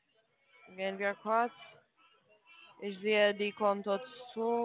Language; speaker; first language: German; non-native, fluent; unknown